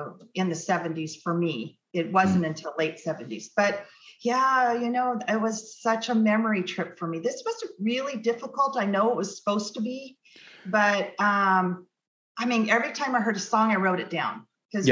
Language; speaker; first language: English; native; English